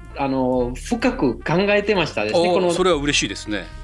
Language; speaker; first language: Japanese; non-native, learner; Spanish